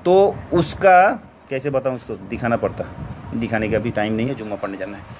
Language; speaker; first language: Hindi; non-native, local second language; Bangla